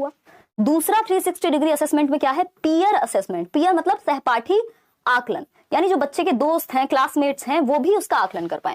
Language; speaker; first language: Hindi; native; Hindi